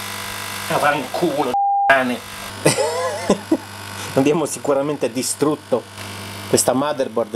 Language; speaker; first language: Italian; native; Italian